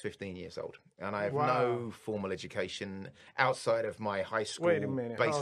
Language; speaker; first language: English; native; English